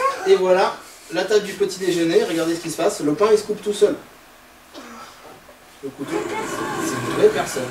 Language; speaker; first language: French; native; French